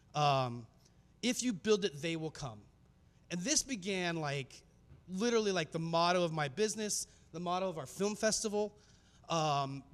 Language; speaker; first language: English; native; English